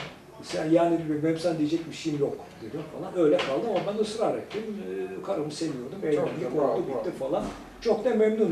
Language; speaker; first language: Turkish; native; Turkish